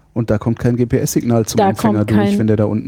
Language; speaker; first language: German; native; German